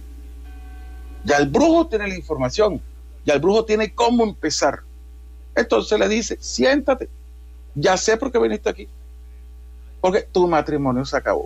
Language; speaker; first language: Spanish; native; Spanish